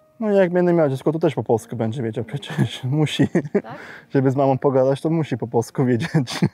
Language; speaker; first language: Polish; early bilingual, heritage; Polish